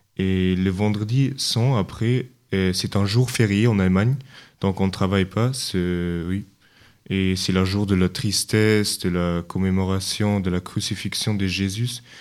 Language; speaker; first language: French; non-native, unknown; German